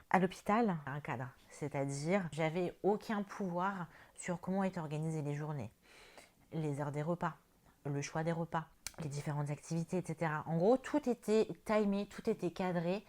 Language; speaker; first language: French; native; French